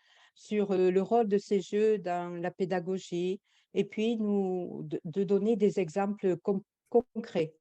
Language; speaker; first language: French; native; French